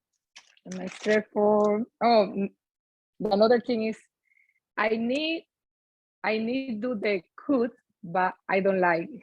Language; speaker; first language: English; non-native, learner; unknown